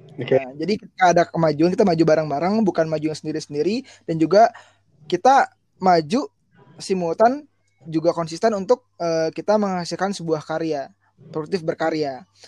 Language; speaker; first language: Indonesian; native; Indonesian